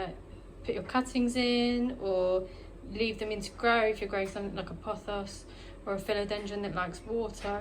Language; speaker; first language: English; native; English